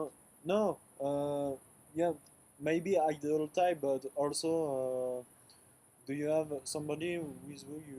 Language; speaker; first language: English; non-native, learner; French